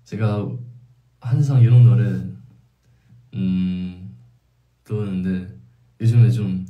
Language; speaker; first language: Korean; non-native, fluent; Chinese